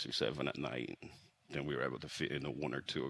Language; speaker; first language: English; native; English